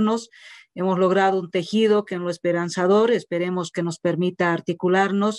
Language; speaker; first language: Spanish; native; Spanish